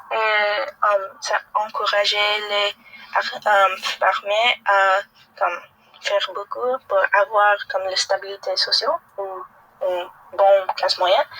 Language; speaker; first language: French; non-native, learner; English